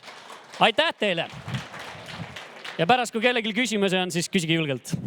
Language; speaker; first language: Estonian; native; Estonian